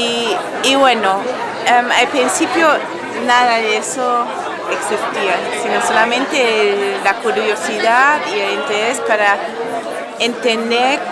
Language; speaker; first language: Spanish; non-native, fluent; German